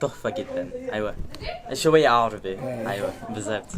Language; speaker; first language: Arabic; non-native, learner; English